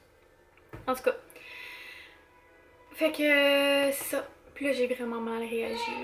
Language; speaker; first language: French; native; French